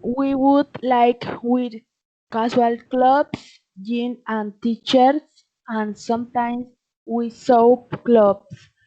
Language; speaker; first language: English; non-native, learner; Spanish